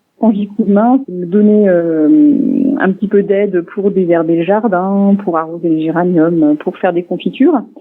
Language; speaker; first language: French; non-native, local second language; Swiss German